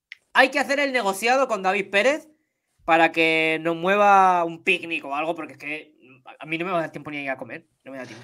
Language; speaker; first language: Spanish; native; Spanish